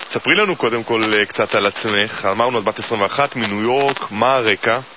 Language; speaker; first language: Hebrew; native; Hebrew